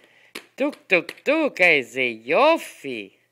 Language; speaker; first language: Hebrew; native; Hebrew